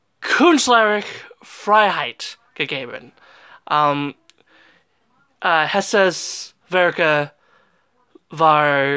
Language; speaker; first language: German; non-native, learner; English